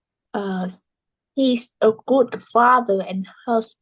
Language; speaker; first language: English; non-native, learner; Vietnamese